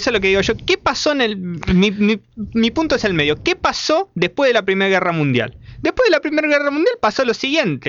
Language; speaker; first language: Spanish; native; Spanish